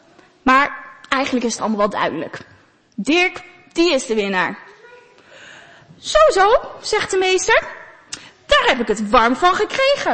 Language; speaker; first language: Dutch; native; Dutch